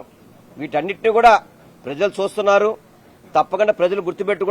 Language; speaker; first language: Telugu; native; Telugu